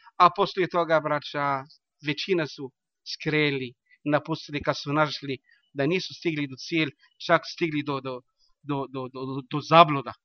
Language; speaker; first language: Bosnian; non-native, learner; Arabic